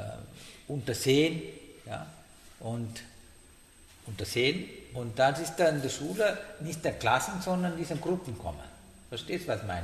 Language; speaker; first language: German; non-native, learner; Sinhala